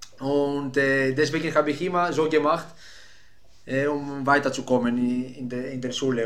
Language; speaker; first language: German; non-native, fluent; Greek